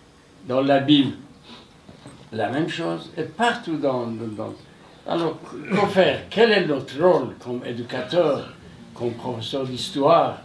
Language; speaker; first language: French; non-native, fluent; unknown